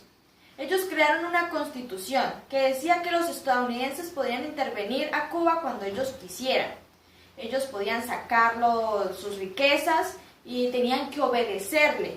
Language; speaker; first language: Spanish; native; Spanish